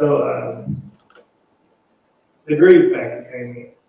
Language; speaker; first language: English; native; English